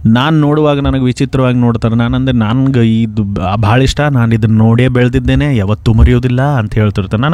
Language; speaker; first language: Kannada; non-native, local second language; Konkani